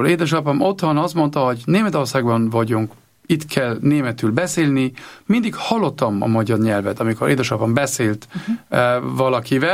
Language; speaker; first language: Hungarian; non-native, learner; German